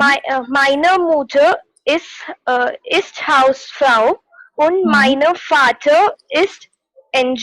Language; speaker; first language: German; non-native, learner; Hindi